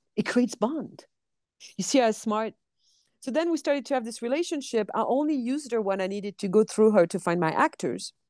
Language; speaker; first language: English; non-native, fluent; French